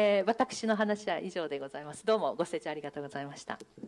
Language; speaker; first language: Japanese; native; Japanese